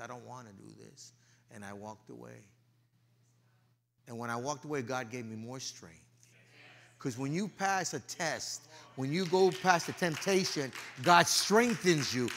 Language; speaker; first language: English; early bilingual, other home language; Spanish